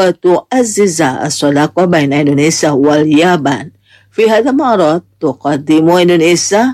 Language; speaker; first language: Arabic; non-native, fluent; Indonesian